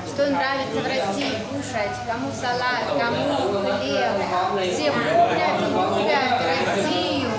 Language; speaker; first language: Russian; non-native, learner; Vietnamese